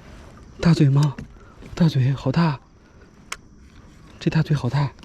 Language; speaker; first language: Chinese; native; Chinese